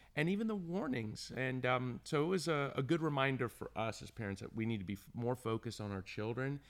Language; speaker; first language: English; native; English